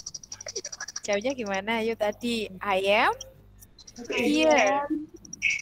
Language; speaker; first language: Indonesian; native; Indonesian